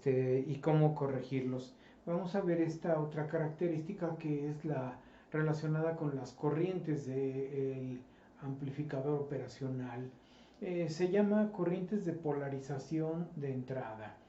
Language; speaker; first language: Spanish; native; Spanish